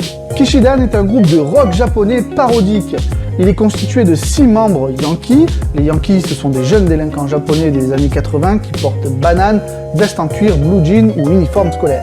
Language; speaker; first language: French; native; French